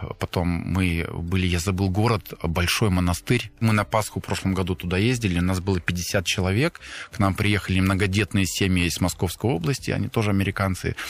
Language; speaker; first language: Russian; non-native, fluent; German